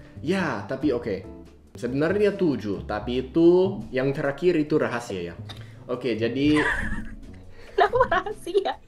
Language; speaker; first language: Indonesian; non-native, fluent; English